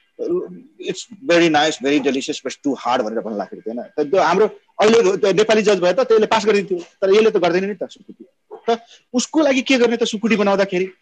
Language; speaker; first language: Nepali; non-native, local second language; Maithili